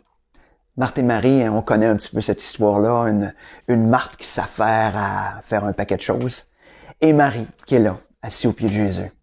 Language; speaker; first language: French; native; French